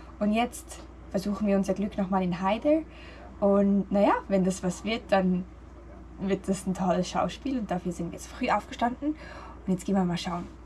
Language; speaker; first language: German; native; German